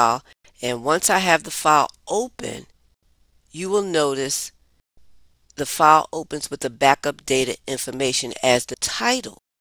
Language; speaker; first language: English; native; English